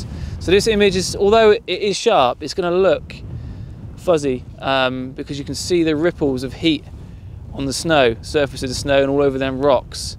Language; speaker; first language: English; native; English